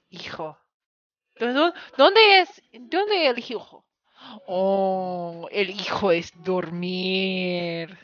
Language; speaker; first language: Spanish; non-native, learner; English